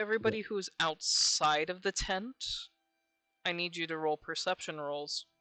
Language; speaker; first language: English; native; English